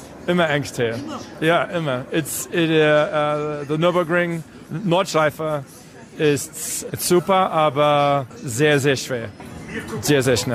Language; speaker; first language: German; non-native, learner; English